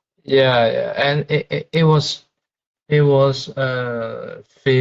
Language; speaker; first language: English; non-native, fluent; Chinese